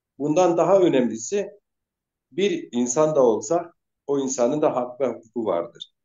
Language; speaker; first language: Turkish; non-native, local second language; Zaza